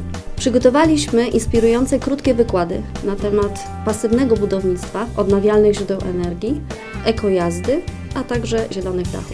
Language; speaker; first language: Polish; native; Polish